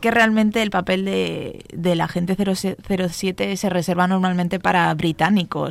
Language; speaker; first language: Spanish; native; Spanish